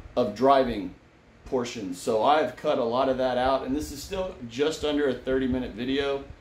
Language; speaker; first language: English; native; English